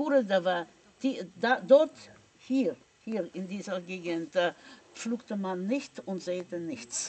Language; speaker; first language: German; non-native, fluent; Russian